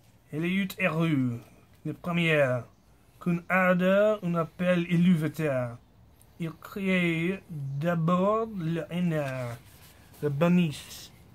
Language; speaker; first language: French; non-native, learner; English